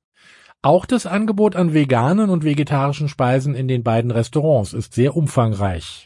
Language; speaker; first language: German; native; German